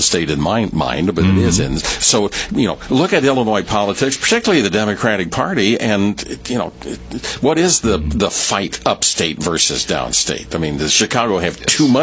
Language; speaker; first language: English; native; English